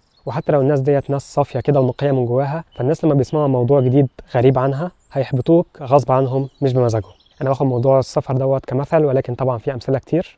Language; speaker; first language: Arabic; native; Arabic